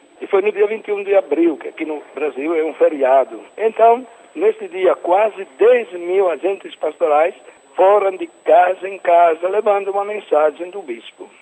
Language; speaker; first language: Portuguese; non-native, fluent; Italian